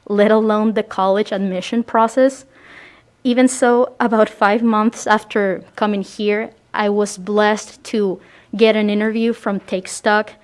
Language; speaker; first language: English; early bilingual, other home language; Spanish